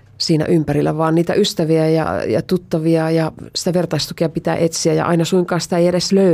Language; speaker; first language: Finnish; native; Finnish